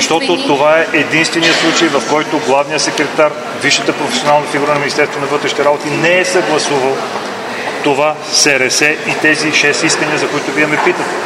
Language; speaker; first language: Bulgarian; native; Bulgarian